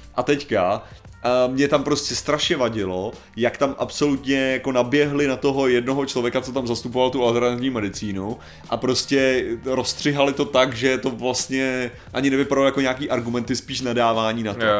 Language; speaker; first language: Czech; native; Czech